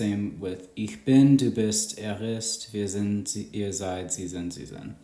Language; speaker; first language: German; non-native, learner; English